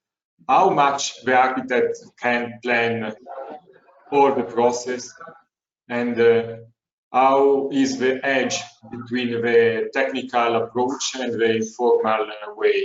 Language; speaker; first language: English; non-native, learner; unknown